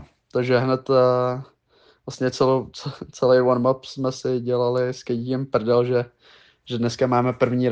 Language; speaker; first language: Czech; native; Czech